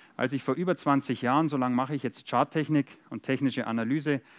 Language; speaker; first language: German; native; German